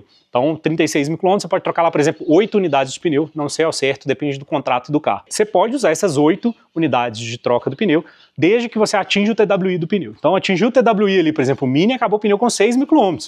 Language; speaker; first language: Portuguese; native; Portuguese